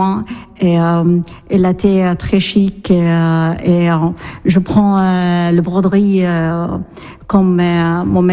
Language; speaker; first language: French; non-native, learner; Arabic